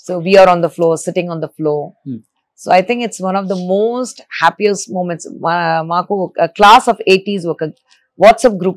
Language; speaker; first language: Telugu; non-native, learner; Tamil